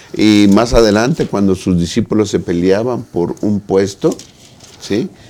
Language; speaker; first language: Spanish; native; Spanish